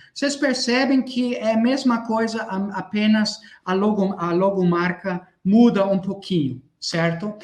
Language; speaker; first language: Portuguese; non-native, fluent; German